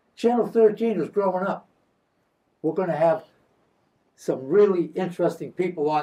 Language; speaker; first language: English; native; English